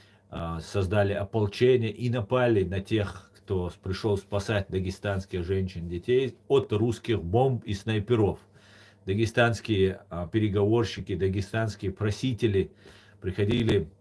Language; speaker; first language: Russian; non-native, local second language; Chechen